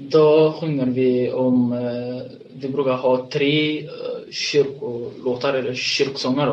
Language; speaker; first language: Swedish; non-native, fluent; Tigrinya